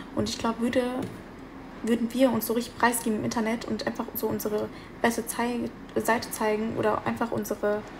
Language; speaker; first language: German; early bilingual, other home language; Italian